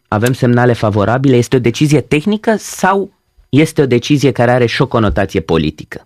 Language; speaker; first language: Romanian; native; Romanian